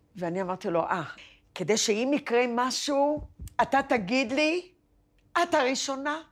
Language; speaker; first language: Hebrew; early bilingual, other home language; Arabic